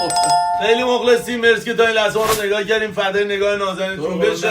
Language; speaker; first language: Persian; native; Persian